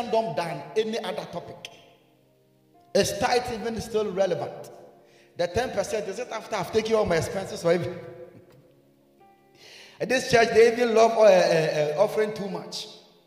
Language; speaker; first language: English; non-native, local second language; Akan